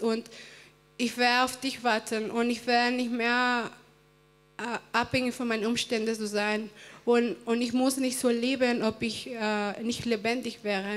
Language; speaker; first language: German; non-native, fluent; Spanish